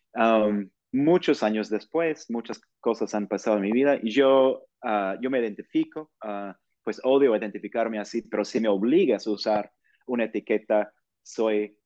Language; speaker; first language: Spanish; non-native, fluent; English